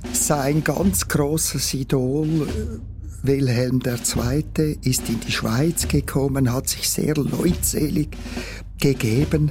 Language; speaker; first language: German; native; German